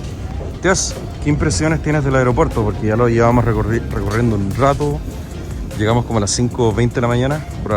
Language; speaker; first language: Spanish; native; Spanish